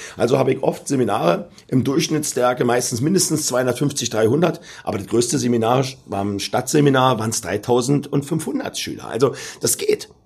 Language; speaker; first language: German; native; German